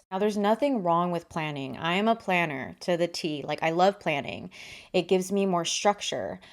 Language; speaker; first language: English; native; English